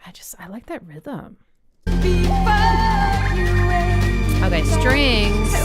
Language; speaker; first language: English; native; English